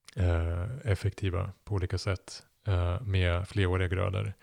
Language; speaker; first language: Swedish; non-native, fluent; German